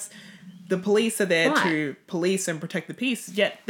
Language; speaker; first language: English; native; English